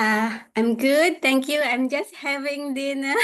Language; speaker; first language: English; non-native, learner; Indonesian